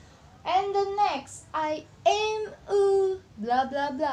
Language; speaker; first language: English; non-native, learner; Indonesian